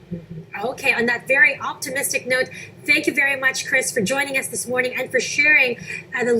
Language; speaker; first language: English; non-native, local second language; Filipino